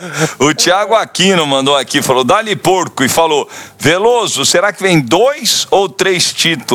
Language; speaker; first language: Portuguese; native; Portuguese